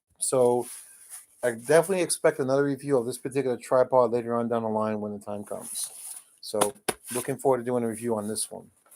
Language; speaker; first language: English; native; English